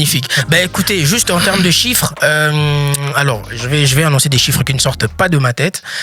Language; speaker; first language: French; native; French